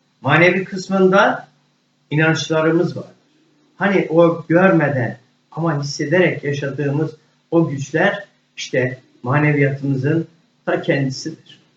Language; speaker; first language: Turkish; native; Turkish